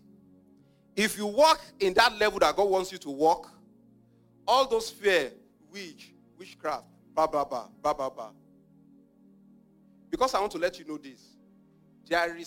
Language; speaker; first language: English; non-native, local second language; Yoruba